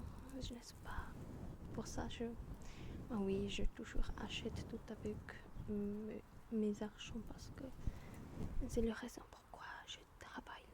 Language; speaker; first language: French; non-native, learner; German